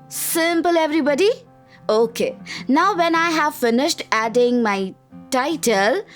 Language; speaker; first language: English; non-native, local second language; Gujarati